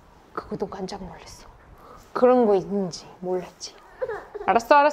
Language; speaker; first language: Korean; non-native, fluent; Russian